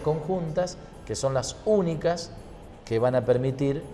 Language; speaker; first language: Spanish; native; Spanish